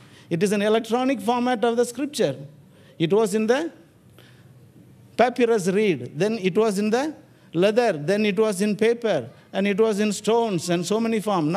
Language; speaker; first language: English; non-native, local second language; Tamil